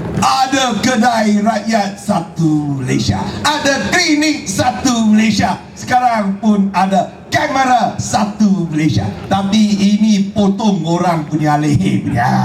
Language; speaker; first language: Malay; non-native, local second language; Chinese